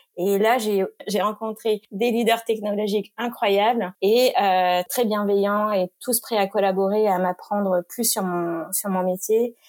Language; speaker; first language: French; native; French